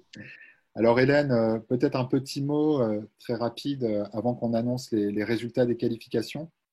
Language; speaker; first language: French; native; French